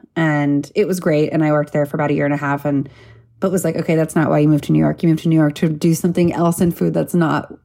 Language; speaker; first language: English; native; English